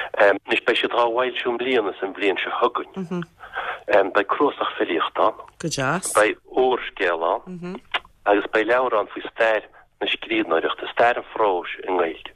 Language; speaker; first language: Irish; non-native, local second language; English